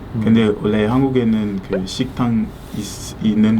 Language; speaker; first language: Korean; non-native, learner; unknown